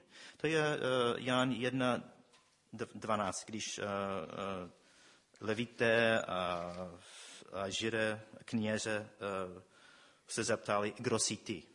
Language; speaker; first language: Czech; non-native, fluent; English